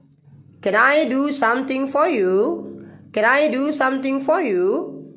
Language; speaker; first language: English; non-native, fluent; Indonesian